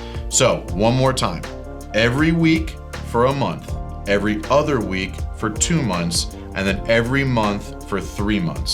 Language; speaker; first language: English; native; English